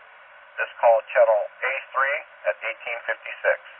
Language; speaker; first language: English; native; English